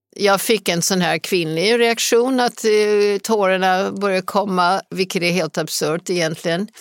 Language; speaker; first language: Swedish; non-native, fluent; English